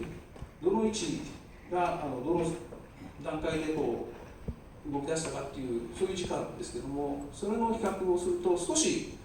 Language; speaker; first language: Japanese; native; Japanese